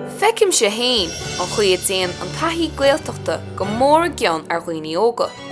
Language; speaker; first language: Irish; non-native, local second language; English